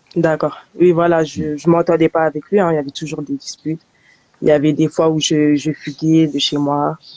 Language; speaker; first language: French; early bilingual, other home language; Soninke